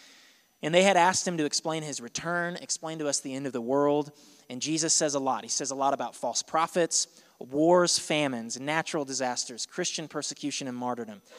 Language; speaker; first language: English; native; English